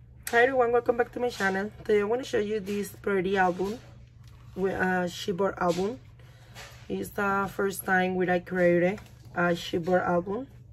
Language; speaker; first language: English; non-native, learner; Spanish